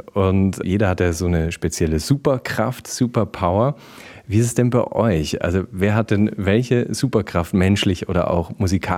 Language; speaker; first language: German; native; German